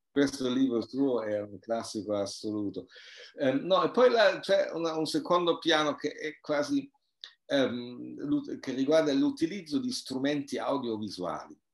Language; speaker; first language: Italian; non-native, fluent; German